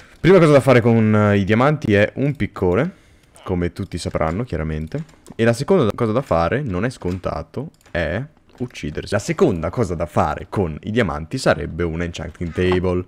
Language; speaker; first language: Italian; native; Italian